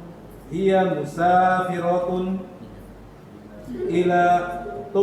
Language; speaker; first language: Arabic; non-native, learner; Indonesian